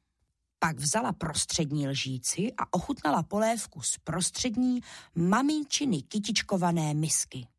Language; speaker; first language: Czech; native; Czech